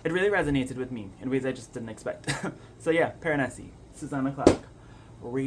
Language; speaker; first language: English; native; English